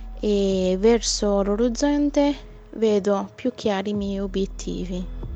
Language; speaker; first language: Italian; non-native, fluent; Arabic